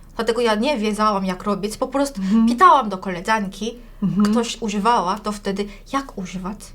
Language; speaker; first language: Polish; non-native, learner; Korean